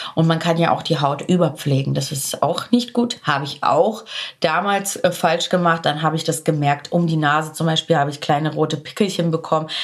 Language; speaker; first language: German; early bilingual, other home language; Polish